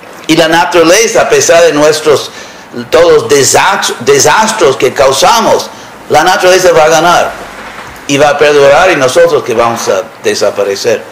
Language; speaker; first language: Spanish; non-native, fluent; English